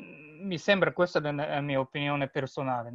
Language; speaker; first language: Italian; non-native, learner; Japanese